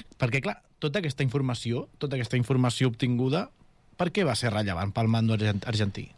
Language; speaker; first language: Catalan; native; Catalan